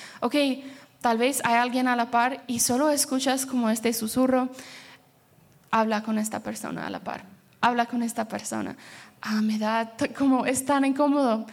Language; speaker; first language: Spanish; early bilingual, heritage; Spanish